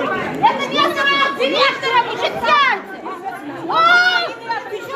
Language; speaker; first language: Russian; non-native, local second language; Kazakh